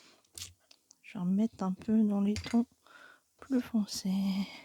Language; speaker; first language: French; native; French